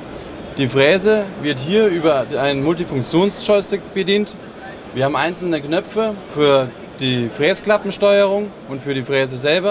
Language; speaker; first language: German; native; German